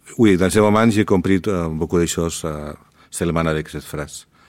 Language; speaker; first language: French; non-native, learner; Spanish